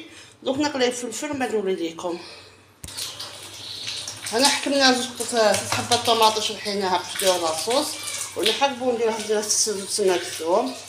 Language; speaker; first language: Arabic; native; Arabic